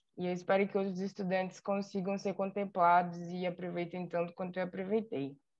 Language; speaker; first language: Portuguese; native; Portuguese